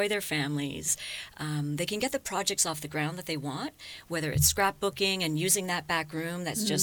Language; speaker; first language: English; native; English